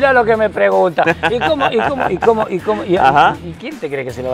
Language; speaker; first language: Spanish; native; Spanish